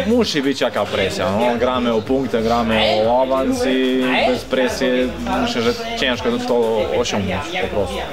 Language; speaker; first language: Polish; non-native, learner; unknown